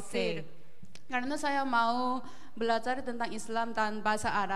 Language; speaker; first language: Indonesian; non-native, learner; Korean